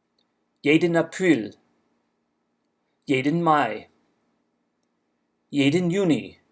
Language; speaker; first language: German; non-native, fluent; English